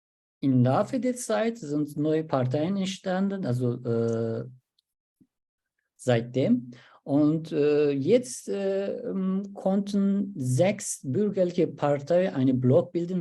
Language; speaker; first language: German; non-native, learner; Turkish